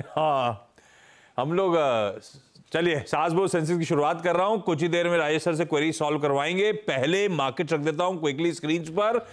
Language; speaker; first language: Hindi; native; Hindi